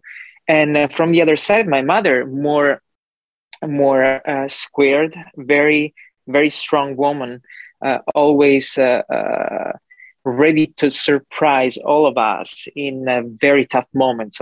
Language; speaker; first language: English; non-native, fluent; Italian